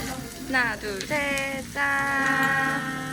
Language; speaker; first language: Korean; non-native, learner; English